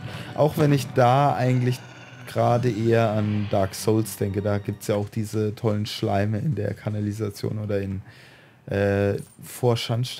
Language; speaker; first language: German; native; German